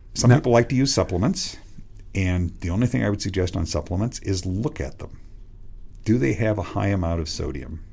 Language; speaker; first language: English; native; English